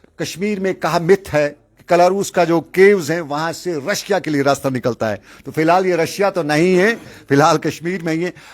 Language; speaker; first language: Urdu; non-native, local second language; Kashmiri